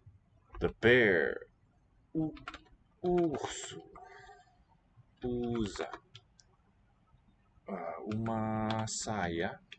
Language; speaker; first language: Portuguese; non-native, learner; English